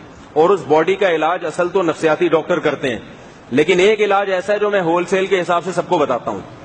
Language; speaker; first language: Urdu; native; Urdu